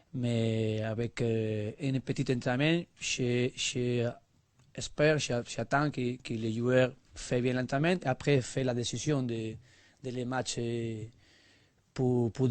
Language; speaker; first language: French; non-native, learner; Spanish